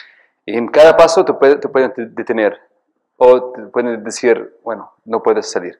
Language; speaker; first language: Spanish; non-native, fluent; Arabic